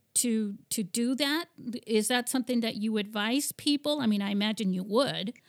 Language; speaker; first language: English; early bilingual, heritage; English